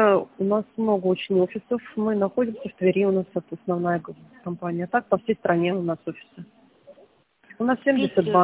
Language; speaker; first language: Russian; native; Russian